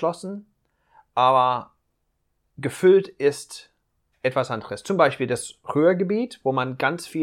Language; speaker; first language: German; non-native, fluent; English